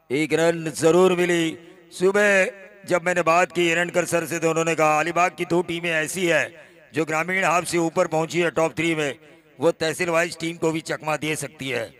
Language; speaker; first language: Hindi; non-native, local second language; Marathi